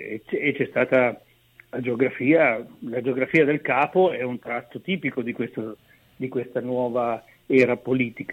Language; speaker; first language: Italian; native; Italian